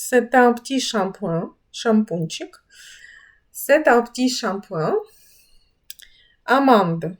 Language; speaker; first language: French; non-native, fluent; Ukrainian